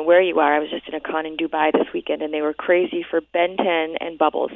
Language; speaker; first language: English; native; English